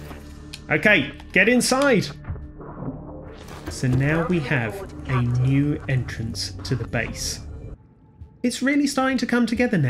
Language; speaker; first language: English; native; English